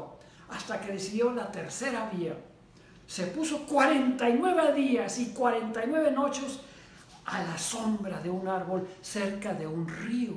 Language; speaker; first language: Spanish; native; Spanish